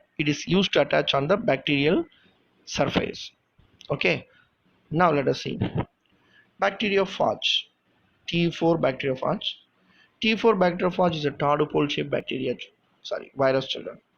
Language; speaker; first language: English; non-native, local second language; Tamil